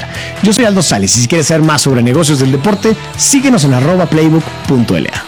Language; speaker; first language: Spanish; native; Spanish